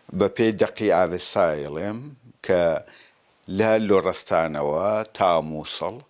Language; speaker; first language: Central Kurdish; native; Central Kurdish